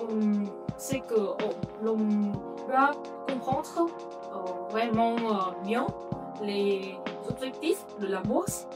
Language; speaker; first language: French; non-native, fluent; Vietnamese